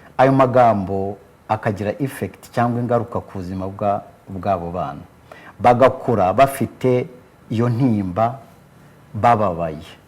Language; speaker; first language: Kinyarwanda; early bilingual, heritage; Kinyarwanda